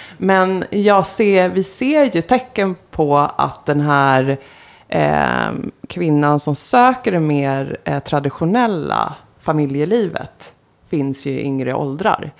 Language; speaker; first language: Swedish; native; Swedish